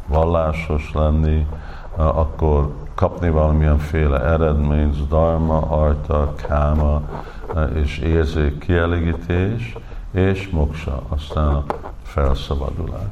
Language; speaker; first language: Hungarian; early bilingual, heritage; English